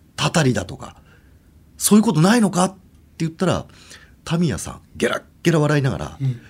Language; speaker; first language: Japanese; native; Japanese